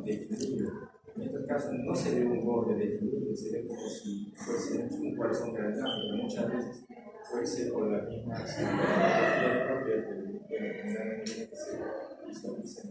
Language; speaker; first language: Spanish; native; Spanish